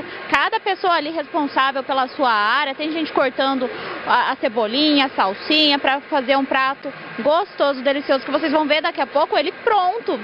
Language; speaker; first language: Portuguese; native; Portuguese